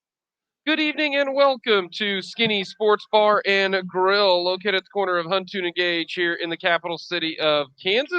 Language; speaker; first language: English; native; English